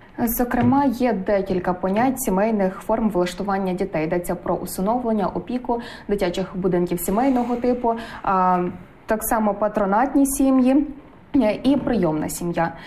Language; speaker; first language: Ukrainian; native; Ukrainian